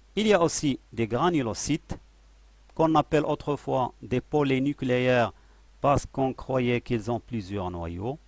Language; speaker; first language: French; non-native, local second language; Arabic